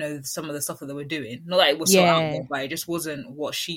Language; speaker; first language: English; native; English